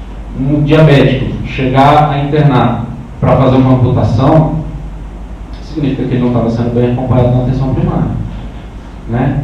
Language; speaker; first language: Portuguese; native; Portuguese